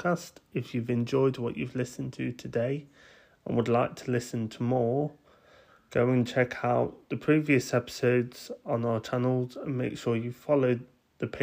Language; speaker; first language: English; native; English